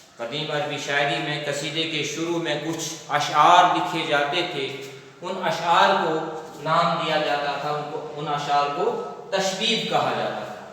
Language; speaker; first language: Urdu; non-native, local second language; Kashmiri